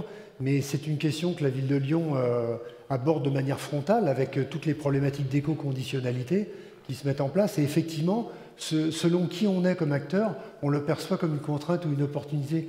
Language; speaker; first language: French; native; French